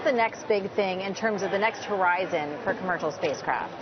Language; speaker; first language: English; native; English